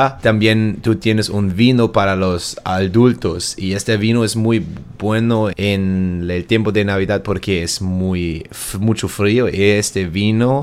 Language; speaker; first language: Spanish; non-native, learner; German